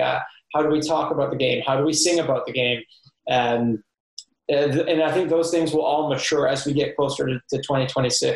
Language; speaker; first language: English; native; English